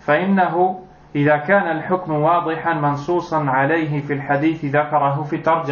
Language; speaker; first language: Arabic; non-native, fluent; French